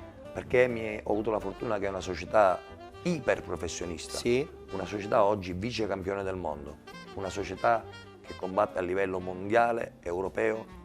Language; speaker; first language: Italian; native; Italian